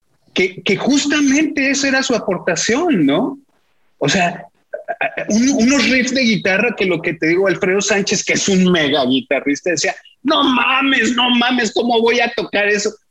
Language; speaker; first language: Spanish; native; Spanish